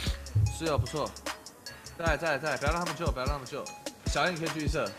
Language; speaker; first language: Chinese; native; Chinese